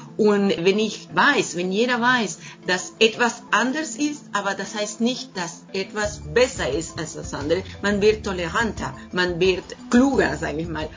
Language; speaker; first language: German; non-native, fluent; Spanish